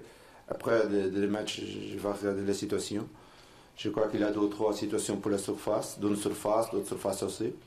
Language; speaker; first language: French; non-native, learner; Portuguese